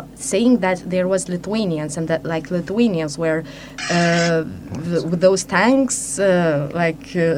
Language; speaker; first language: English; non-native, fluent; Lithuanian